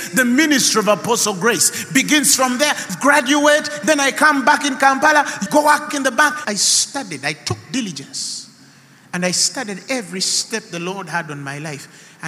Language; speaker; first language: English; non-native, local second language; Ganda